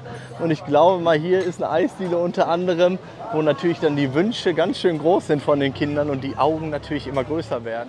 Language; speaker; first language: German; native; German